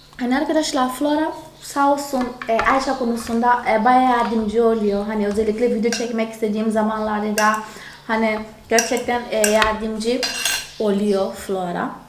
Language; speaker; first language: Turkish; non-native, fluent; Portuguese